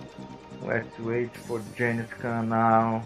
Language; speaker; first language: English; non-native, learner; Portuguese